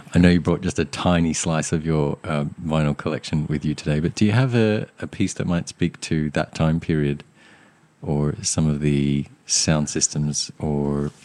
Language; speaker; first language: English; native; English